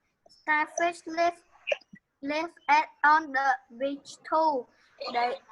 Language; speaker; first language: English; non-native, learner; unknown